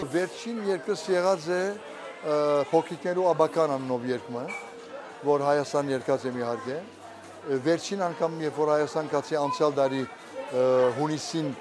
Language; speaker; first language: Armenian; early bilingual, heritage; Armenian